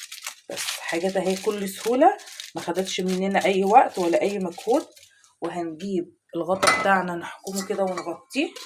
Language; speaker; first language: Arabic; native; Arabic